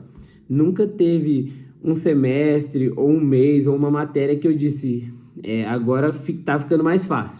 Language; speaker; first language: Portuguese; native; Portuguese